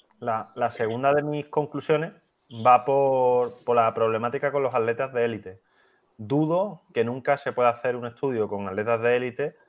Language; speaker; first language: Spanish; native; Spanish